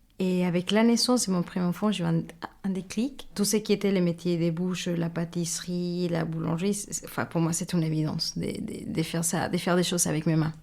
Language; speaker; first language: French; non-native, fluent; Spanish